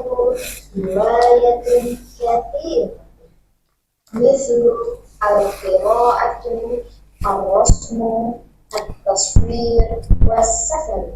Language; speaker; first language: Arabic; non-native, learner; Indonesian